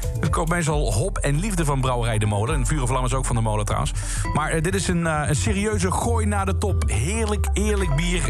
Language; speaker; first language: Dutch; native; Dutch